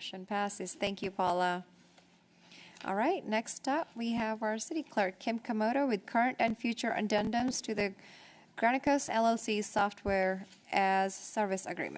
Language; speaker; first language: English; native; English